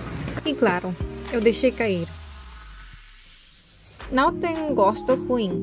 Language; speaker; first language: Portuguese; non-native, fluent; Korean